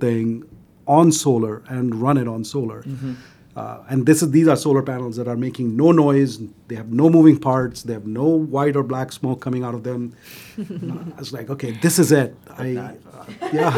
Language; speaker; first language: English; non-native, local second language; Hindi